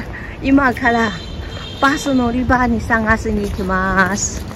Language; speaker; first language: Japanese; non-native, learner; Chinese